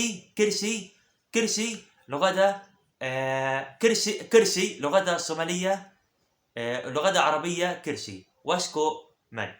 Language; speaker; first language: Arabic; early bilingual, other home language; Somali